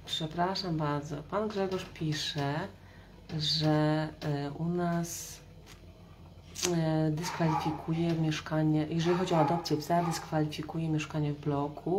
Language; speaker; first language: Polish; native; Polish